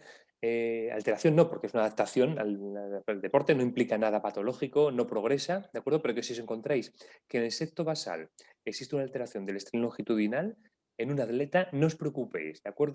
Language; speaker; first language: Spanish; native; Spanish